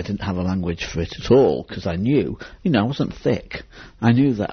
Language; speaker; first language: English; native; English